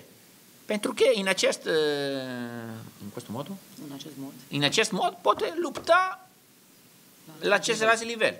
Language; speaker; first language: Romanian; non-native, learner; Italian